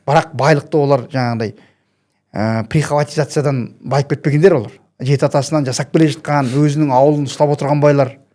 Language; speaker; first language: Kazakh; native; Kazakh